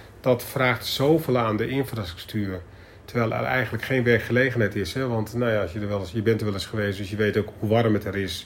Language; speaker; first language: Dutch; native; Dutch